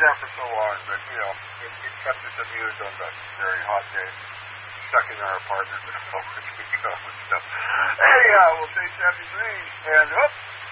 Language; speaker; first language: English; native; English